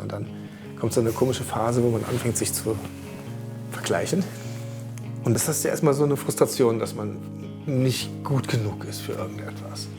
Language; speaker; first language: German; native; German